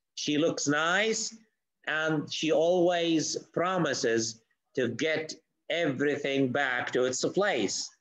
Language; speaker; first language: English; non-native, fluent; Arabic